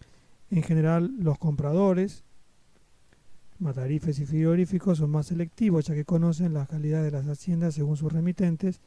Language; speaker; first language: Spanish; native; Spanish